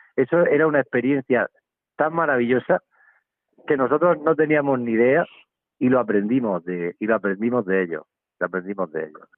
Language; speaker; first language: Spanish; native; Spanish